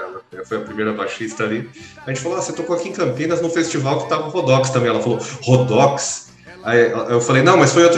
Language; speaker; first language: Portuguese; native; Portuguese